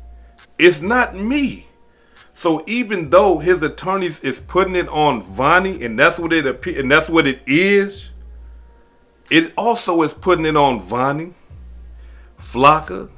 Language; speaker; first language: English; native; English